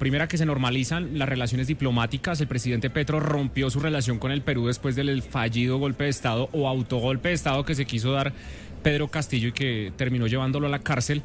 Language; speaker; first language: Spanish; native; Spanish